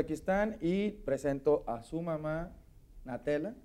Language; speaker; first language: Spanish; native; Spanish